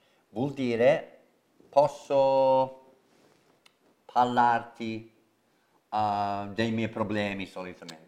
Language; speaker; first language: Italian; non-native, fluent; English